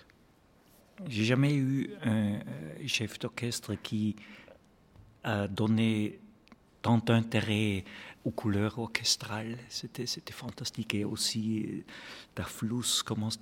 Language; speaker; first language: French; non-native, fluent; German